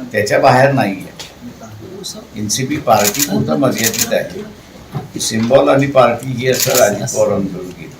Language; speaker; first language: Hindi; non-native, local second language; Marathi